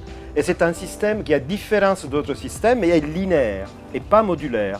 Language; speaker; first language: French; non-native, fluent; Italian